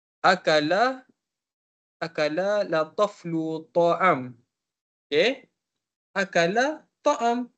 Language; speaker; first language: Arabic; non-native, learner; Malay